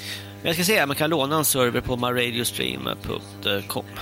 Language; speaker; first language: Swedish; native; Swedish